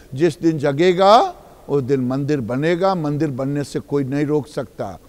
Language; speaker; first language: Hindi; native; Hindi